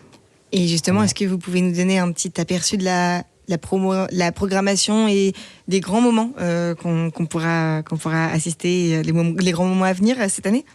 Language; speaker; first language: French; native; French